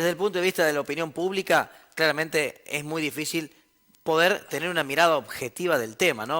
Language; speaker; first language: Spanish; native; Spanish